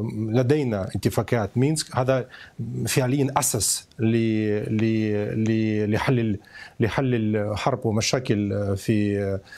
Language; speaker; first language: Arabic; non-native, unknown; Ukrainian